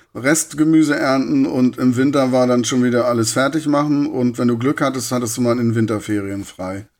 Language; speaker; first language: German; native; German